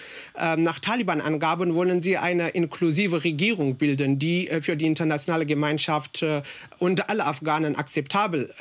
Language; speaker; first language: German; non-native, fluent; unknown